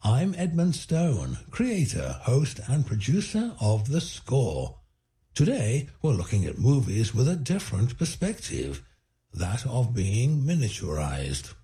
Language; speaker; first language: English; native; English